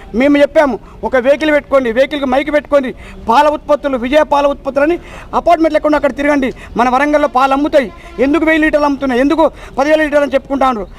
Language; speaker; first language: Telugu; native; Telugu